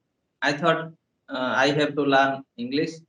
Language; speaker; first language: English; non-native, learner; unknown